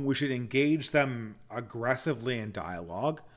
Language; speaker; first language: English; native; English